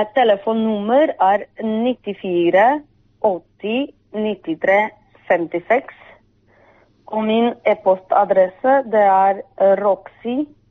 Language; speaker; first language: Norwegian; non-native, fluent; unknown